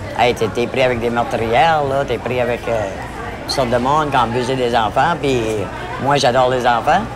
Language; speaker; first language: French; native; French